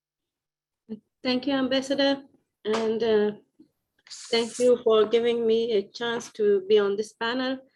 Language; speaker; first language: English; non-native, fluent; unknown